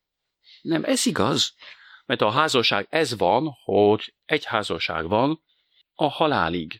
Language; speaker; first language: Hungarian; non-native, fluent; French